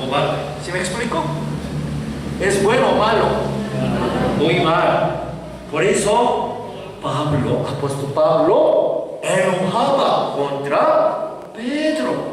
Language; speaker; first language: Spanish; non-native, learner; Korean